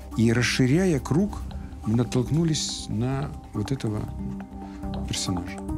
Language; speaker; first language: Russian; native; Russian